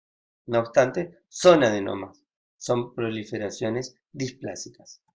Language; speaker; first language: Spanish; native; Spanish